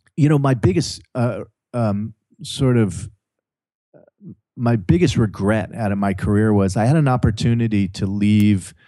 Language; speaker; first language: English; native; English